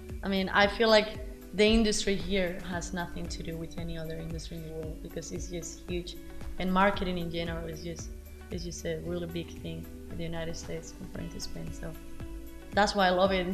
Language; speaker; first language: English; non-native, fluent; Spanish